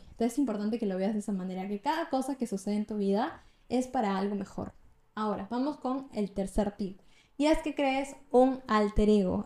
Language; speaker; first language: Spanish; native; Spanish